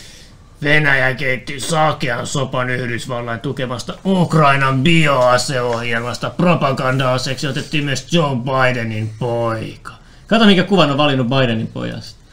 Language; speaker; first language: Finnish; native; Finnish